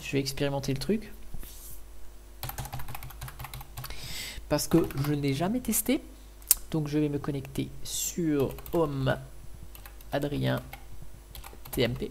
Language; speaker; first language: French; native; French